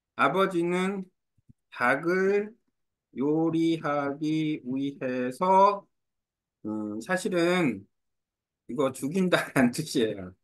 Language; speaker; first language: Korean; native; Korean